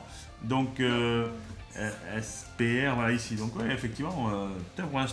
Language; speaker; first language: French; native; French